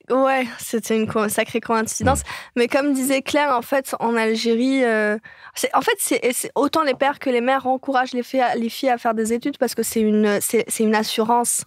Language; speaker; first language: French; non-native, local second language; Arabic